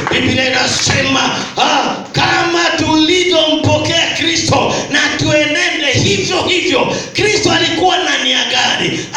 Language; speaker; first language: Swahili; native; Swahili